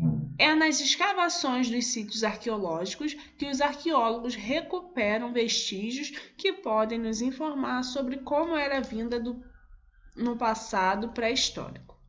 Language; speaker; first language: Portuguese; native; Portuguese